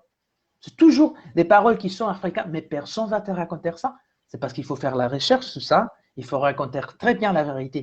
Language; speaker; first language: French; non-native, fluent; Spanish